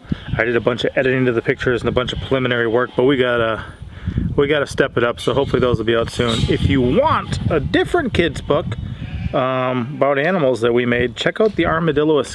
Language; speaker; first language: English; native; English